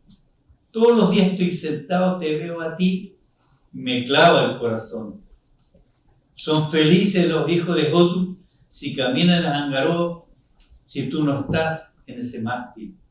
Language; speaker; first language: Spanish; non-native, local second language; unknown